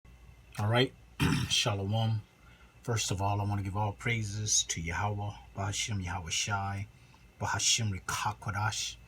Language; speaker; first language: English; native; English